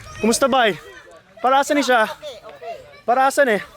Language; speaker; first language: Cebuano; non-native, learner; English